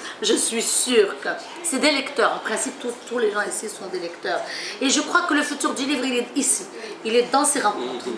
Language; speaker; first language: French; non-native, local second language; Arabic